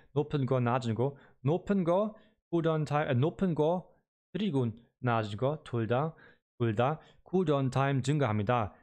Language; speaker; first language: Korean; non-native, learner; German